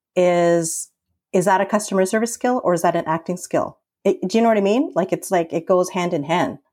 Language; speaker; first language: English; early bilingual, other home language; Filipino